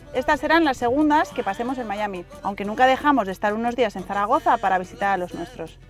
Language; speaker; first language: Spanish; native; Spanish